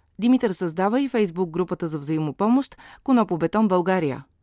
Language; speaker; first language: Bulgarian; native; Bulgarian